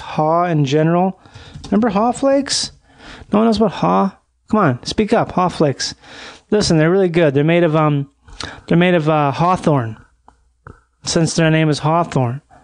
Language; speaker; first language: English; native; English